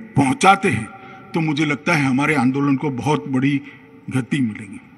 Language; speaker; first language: Hindi; non-native, local second language; Gujarati